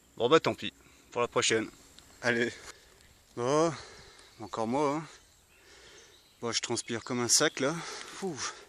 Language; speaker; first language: French; native; French